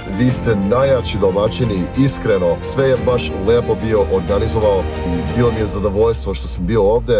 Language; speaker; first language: Serbian; early bilingual, heritage; Serbian